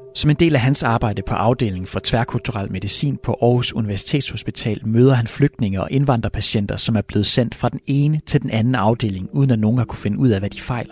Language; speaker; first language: Danish; native; Danish